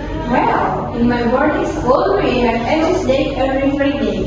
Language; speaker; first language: English; non-native, learner; Indonesian